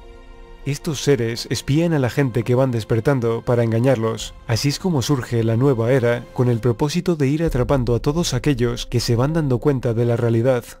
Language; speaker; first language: Spanish; native; Spanish